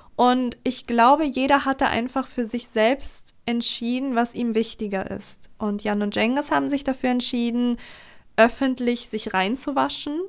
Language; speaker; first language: German; early bilingual, other home language; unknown